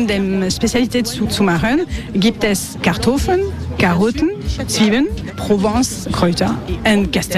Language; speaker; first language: German; non-native, learner; French